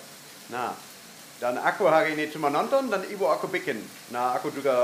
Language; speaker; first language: Indonesian; non-native, fluent; German